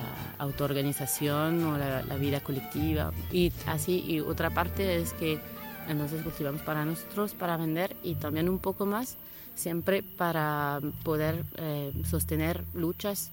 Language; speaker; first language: Spanish; non-native, fluent; French